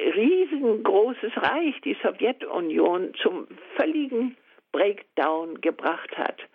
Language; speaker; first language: German; native; German